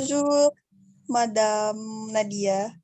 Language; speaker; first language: French; non-native, learner; Indonesian